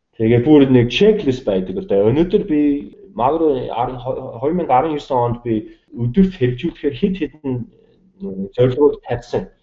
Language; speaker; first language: Mongolian; non-native, fluent; English